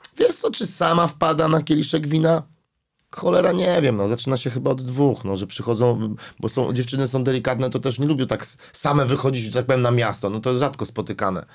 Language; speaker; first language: Polish; native; Polish